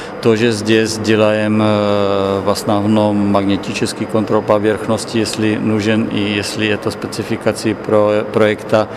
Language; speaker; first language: Russian; non-native, learner; Slovak